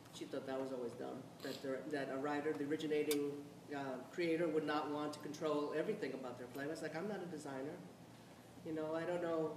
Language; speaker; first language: English; native; English